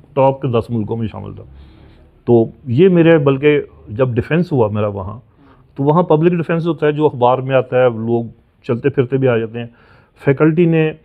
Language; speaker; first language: Urdu; non-native, local second language; Punjabi